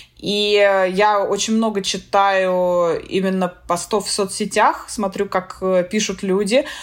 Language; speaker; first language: Russian; native; Russian